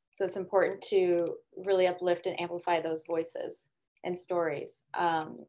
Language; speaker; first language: English; native; English